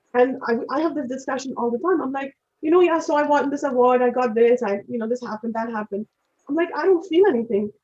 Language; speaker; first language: English; non-native, local second language; Hindi